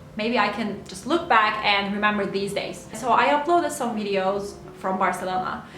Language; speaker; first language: English; non-native, fluent; Turkish